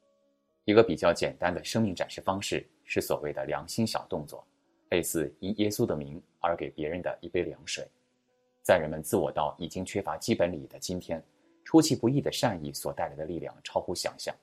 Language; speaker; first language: Chinese; native; Chinese